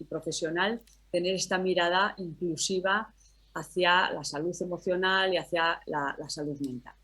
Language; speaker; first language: Spanish; native; Spanish